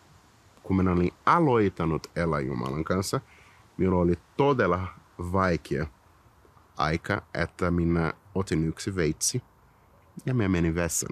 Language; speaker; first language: Finnish; non-native, fluent; Portuguese